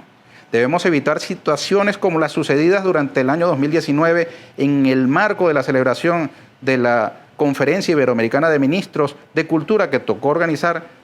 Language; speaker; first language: Spanish; native; Spanish